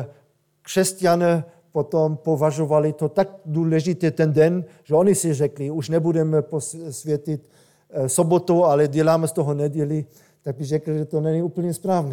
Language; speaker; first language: Czech; non-native, fluent; German